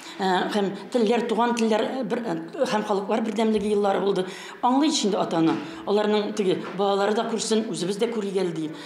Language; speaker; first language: Tatar; native; Tatar